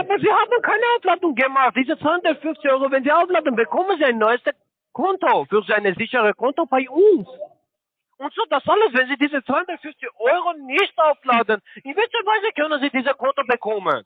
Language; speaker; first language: German; non-native, learner; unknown